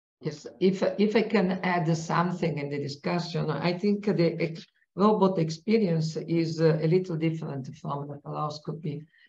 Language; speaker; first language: English; non-native, fluent; Italian